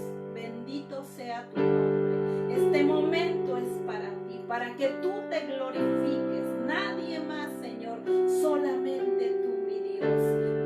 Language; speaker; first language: Spanish; native; Spanish